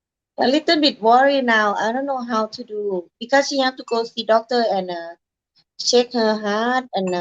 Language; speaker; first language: English; non-native, learner; Thai